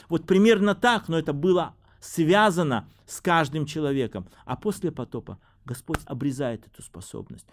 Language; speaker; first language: Russian; native; Russian